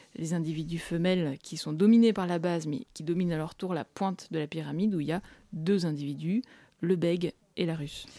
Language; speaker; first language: French; early bilingual, other home language; Russian